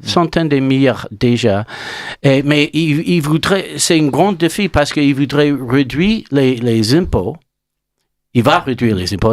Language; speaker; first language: French; non-native, learner; English